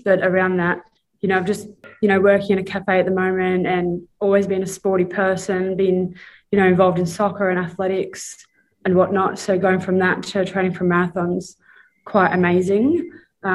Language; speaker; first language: English; native; English